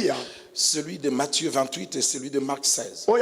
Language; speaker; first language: French; non-native, local second language; Lingala